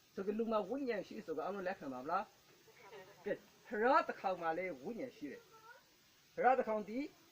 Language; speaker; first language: Burmese; native; Burmese